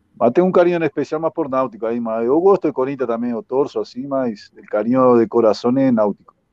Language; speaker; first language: Portuguese; non-native, fluent; Spanish